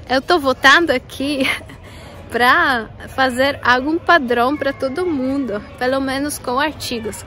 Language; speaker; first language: Portuguese; non-native, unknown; Polish